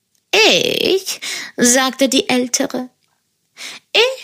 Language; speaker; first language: German; native; German